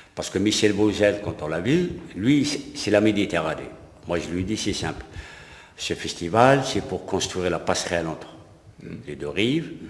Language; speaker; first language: French; non-native, local second language; Arabic